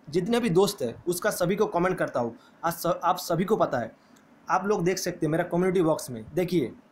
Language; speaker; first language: Hindi; non-native, local second language; Bangla